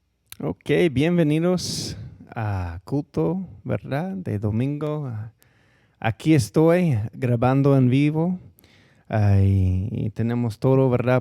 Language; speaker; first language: Spanish; non-native, fluent; English